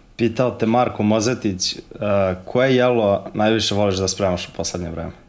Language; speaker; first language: Serbian; native; Serbian